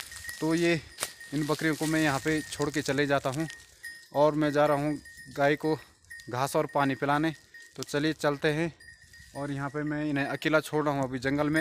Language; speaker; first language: Hindi; native; Hindi